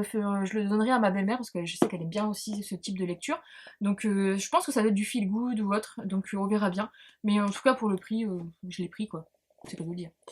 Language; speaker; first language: French; native; French